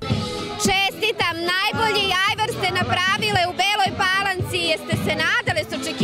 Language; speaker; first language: Serbian; native; Serbian